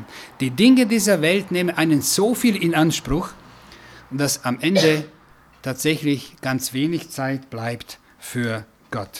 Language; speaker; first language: German; non-native, fluent; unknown